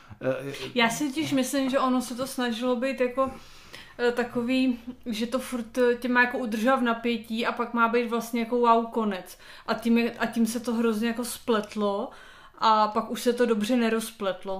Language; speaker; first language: Czech; native; Czech